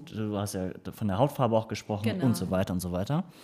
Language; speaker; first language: German; early bilingual, other home language; Turkish